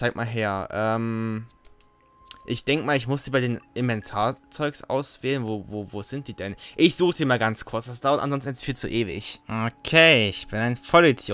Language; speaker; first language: German; native; German